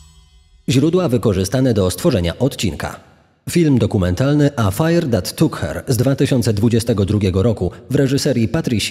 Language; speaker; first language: Polish; native; Polish